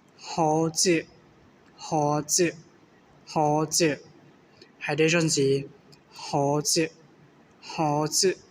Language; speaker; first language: Chinese; non-native, learner; Hmong